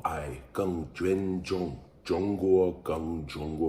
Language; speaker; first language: Chinese; non-native, learner; English